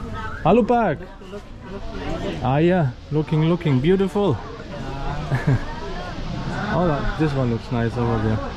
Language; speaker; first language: English; non-native, fluent; German